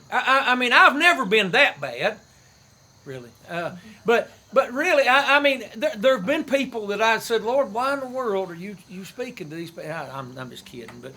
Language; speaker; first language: English; native; English